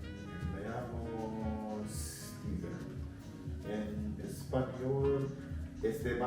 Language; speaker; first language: Spanish; non-native, learner; English